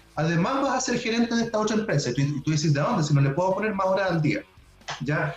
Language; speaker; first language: Spanish; native; Spanish